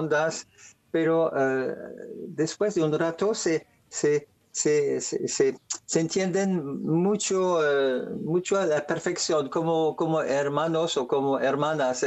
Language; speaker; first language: Spanish; non-native, learner; French